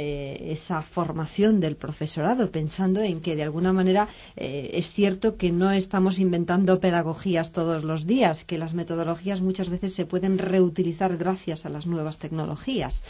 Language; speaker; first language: Spanish; native; Spanish